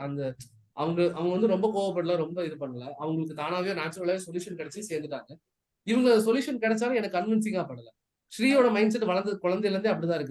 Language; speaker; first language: Tamil; native; Tamil